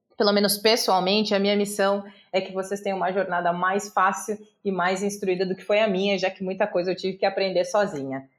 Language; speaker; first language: Portuguese; native; Portuguese